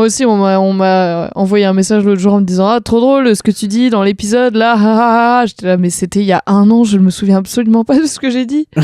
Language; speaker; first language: French; native; French